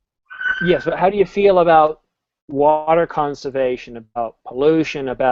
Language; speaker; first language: English; native; English